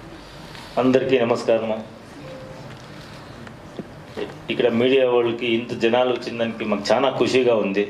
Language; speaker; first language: Telugu; non-native, local second language; Kannada